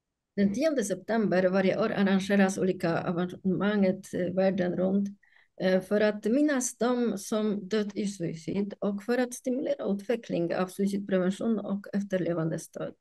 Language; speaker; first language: Swedish; non-native, fluent; Polish